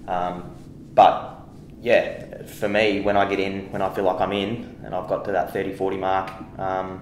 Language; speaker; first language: English; native; English